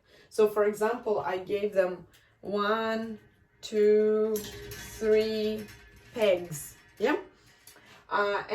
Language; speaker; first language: English; non-native, fluent; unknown